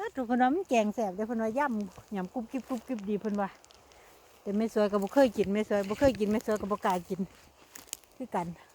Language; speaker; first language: Thai; native; Thai